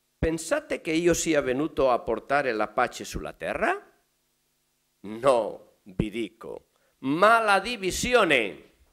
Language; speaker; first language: Italian; non-native, fluent; Spanish